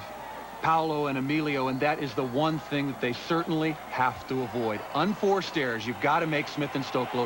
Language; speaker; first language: English; native; English